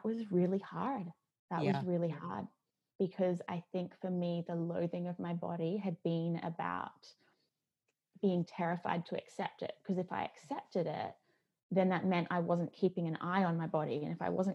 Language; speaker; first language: English; native; English